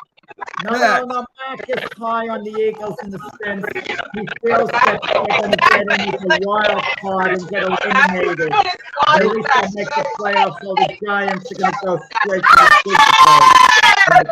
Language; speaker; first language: English; native; English